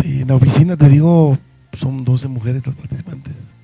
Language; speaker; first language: Spanish; native; Spanish